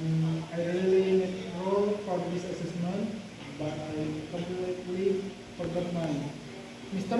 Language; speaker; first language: English; non-native, learner; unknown